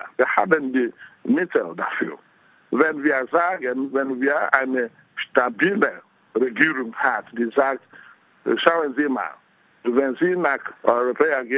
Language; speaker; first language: German; non-native, fluent; Igbo